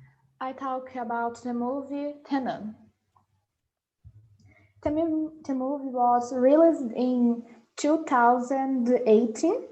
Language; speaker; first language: English; non-native, learner; Portuguese